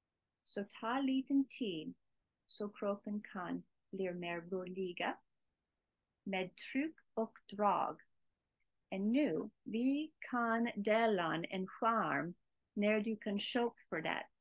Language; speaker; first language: Swedish; non-native, learner; English